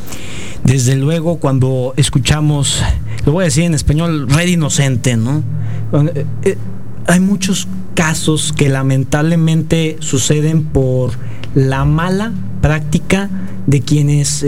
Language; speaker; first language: Spanish; native; Spanish